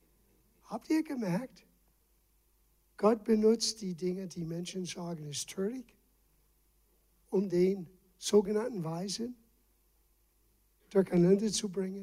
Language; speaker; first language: German; non-native, fluent; English